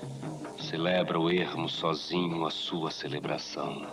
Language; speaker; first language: Portuguese; native; Portuguese